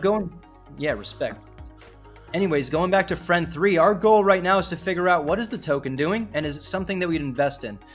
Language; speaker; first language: English; native; English